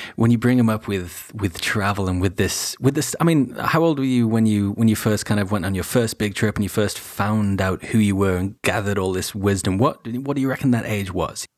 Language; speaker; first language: English; native; English